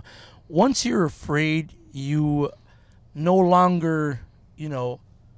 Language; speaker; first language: English; native; English